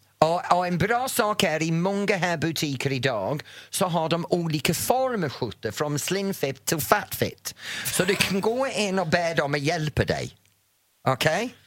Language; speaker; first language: Swedish; non-native, fluent; English